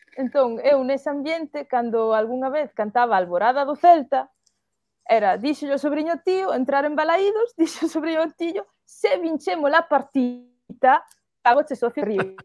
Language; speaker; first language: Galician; early bilingual, heritage; Galician